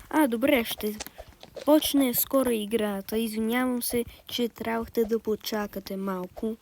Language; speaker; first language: Bulgarian; early bilingual, heritage; Bulgarian